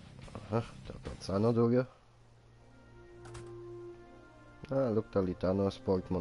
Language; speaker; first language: German; native; German